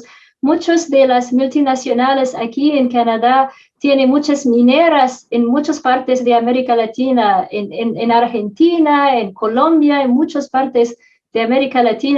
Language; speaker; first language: Spanish; non-native, fluent; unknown